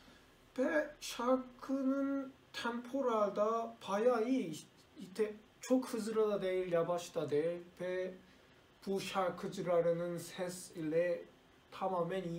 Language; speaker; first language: Turkish; non-native, learner; Korean